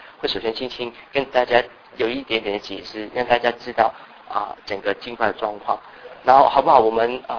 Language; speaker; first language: Chinese; non-native, local second language; Cantonese